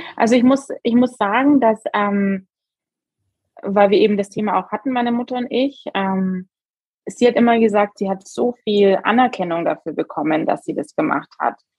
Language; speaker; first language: German; native; German